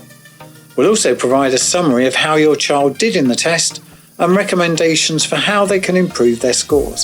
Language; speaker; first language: English; native; English